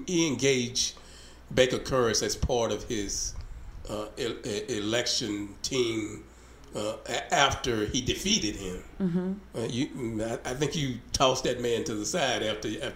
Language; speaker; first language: English; native; English